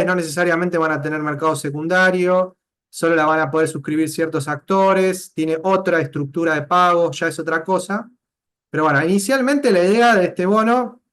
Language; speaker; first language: Spanish; native; Spanish